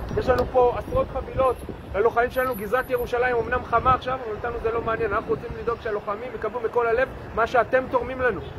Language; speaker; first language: Hebrew; native; Hebrew